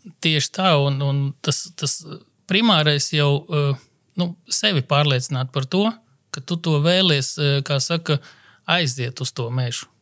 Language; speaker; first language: Latvian; native; Latvian